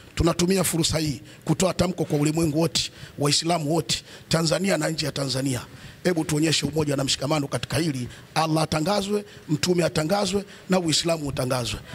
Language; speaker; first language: Swahili; native; Swahili